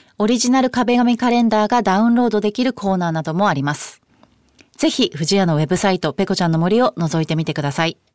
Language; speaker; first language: Japanese; native; Japanese